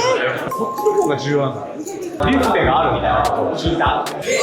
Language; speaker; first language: Japanese; native; Japanese